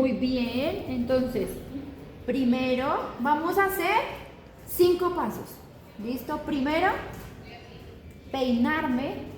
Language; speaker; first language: Spanish; native; Spanish